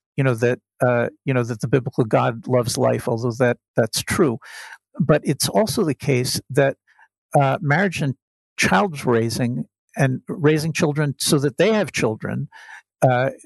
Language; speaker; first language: English; native; English